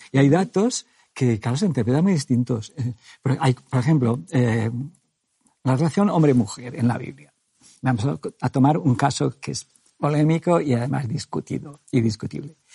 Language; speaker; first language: Spanish; native; Spanish